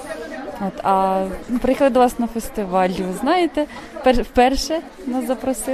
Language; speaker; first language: Ukrainian; native; Ukrainian